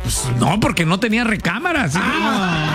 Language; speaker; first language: Spanish; native; Spanish